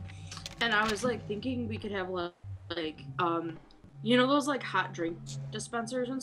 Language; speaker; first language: English; native; English